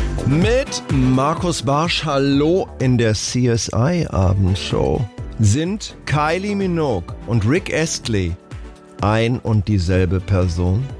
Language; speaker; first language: German; native; German